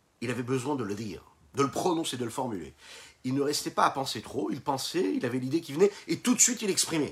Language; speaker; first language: French; native; French